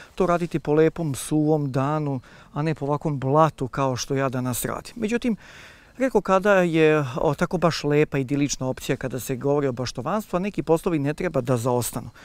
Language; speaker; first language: Serbian; native; Serbian